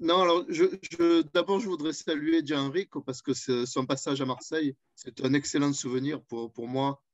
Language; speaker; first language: French; native; French